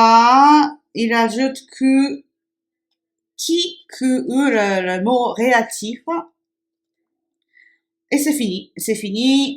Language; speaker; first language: French; non-native, fluent; Japanese